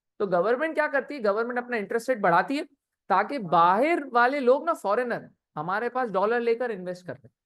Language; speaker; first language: Urdu; native; Urdu